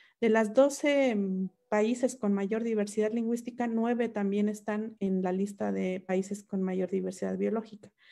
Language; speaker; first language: Spanish; non-native, local second language; Mixtepec Mixtec